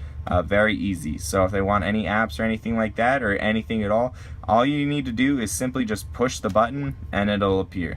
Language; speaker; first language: English; native; English